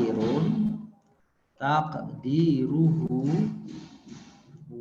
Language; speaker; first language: Arabic; non-native, fluent; Indonesian